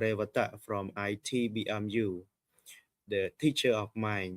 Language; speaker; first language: English; non-native, fluent; Khmer